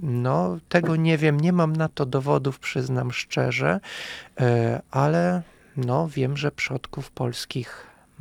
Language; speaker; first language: Polish; non-native, fluent; Russian